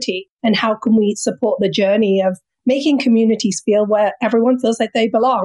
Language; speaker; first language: English; native; English